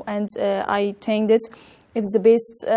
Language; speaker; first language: English; non-native, learner; Persian